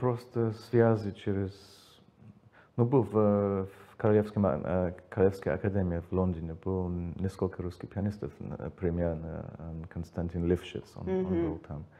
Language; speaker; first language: Russian; non-native, learner; English